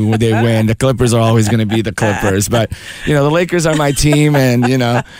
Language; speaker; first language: English; early bilingual, other home language; Persian